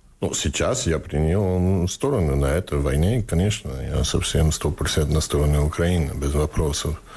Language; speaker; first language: Russian; non-native, fluent; English